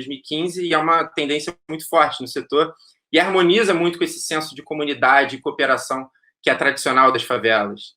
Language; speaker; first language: Portuguese; native; Portuguese